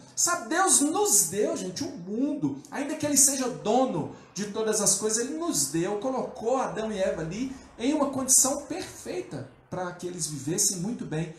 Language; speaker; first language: Portuguese; native; Portuguese